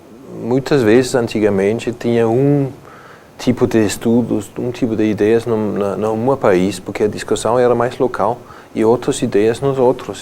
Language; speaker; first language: Portuguese; non-native, fluent; Danish